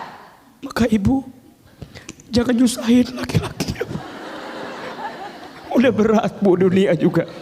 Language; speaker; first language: Indonesian; native; Indonesian